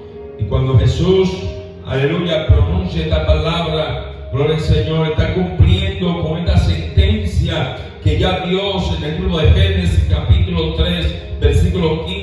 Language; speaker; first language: Spanish; native; Spanish